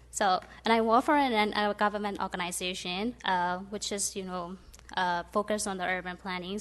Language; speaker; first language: English; non-native, fluent; Burmese